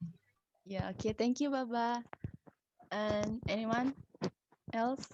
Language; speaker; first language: English; non-native, learner; Indonesian